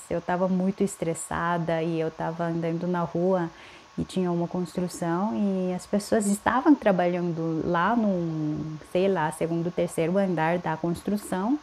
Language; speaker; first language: Portuguese; non-native, fluent; Korean